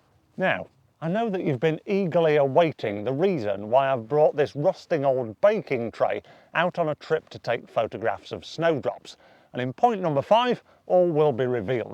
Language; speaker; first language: English; native; English